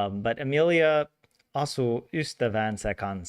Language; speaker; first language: Finnish; non-native, learner; English